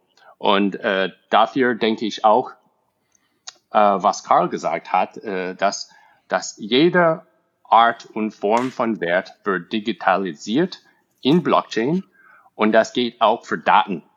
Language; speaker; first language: German; non-native, fluent; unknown